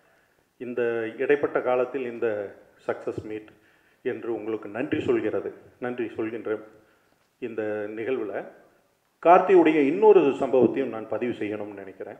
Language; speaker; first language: Tamil; native; Tamil